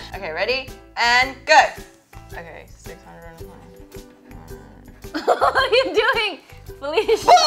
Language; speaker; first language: English; native; English